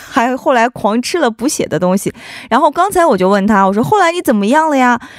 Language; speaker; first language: Chinese; native; Chinese